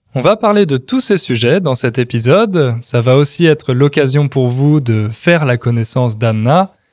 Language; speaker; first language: French; native; French